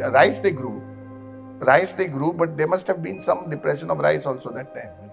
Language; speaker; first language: English; non-native, local second language; Konkani